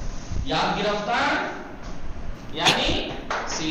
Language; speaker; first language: Persian; non-native, fluent; Urdu